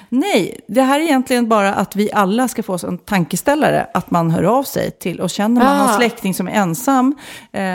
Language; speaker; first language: Swedish; native; Swedish